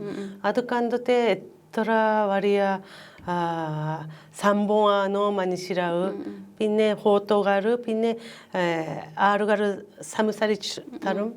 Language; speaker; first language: Malayalam; non-native, learner; Japanese